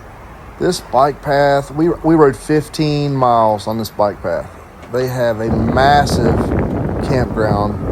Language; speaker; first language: English; native; English